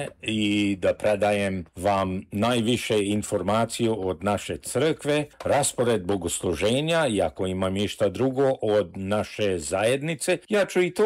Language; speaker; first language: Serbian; early bilingual, heritage; English